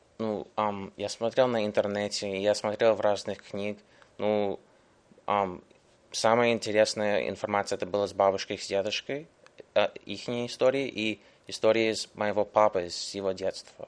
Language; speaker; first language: Russian; early bilingual, heritage; English